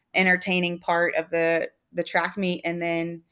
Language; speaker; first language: English; native; English